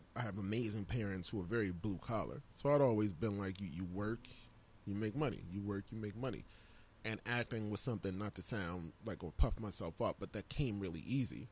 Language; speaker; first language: English; native; English